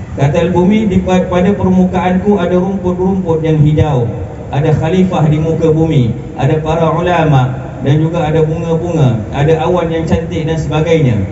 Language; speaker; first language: Malay; native; Malay